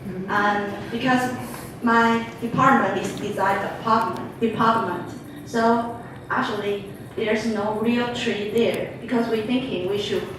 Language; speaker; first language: English; non-native, fluent; Chinese